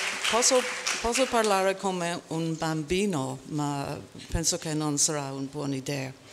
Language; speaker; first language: Italian; non-native, learner; English